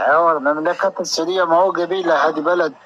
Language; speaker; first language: Arabic; non-native, learner; Amharic